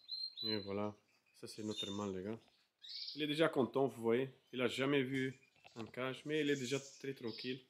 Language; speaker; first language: French; non-native, fluent; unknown